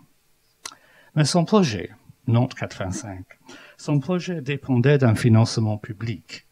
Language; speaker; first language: French; non-native, fluent; English